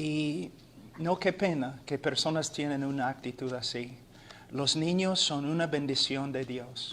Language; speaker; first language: Spanish; non-native, fluent; English